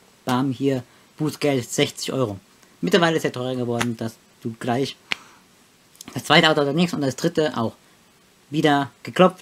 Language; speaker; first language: German; native; German